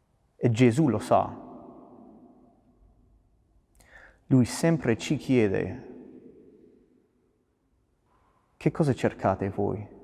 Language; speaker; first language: Italian; non-native, fluent; English